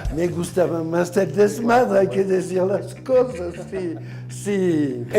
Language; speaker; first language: Spanish; non-native, fluent; French